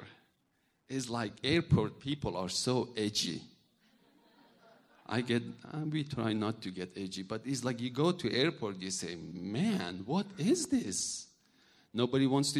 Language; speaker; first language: English; non-native, fluent; Persian